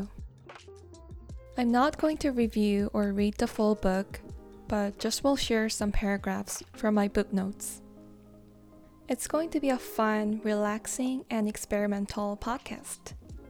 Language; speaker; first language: English; non-native, fluent; Korean